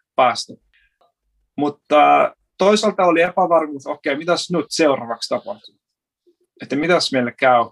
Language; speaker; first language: Finnish; non-native, fluent; Persian